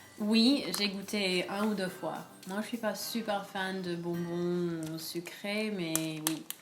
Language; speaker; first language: French; non-native, fluent; English